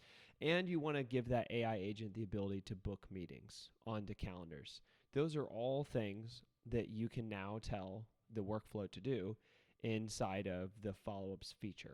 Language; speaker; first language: English; native; English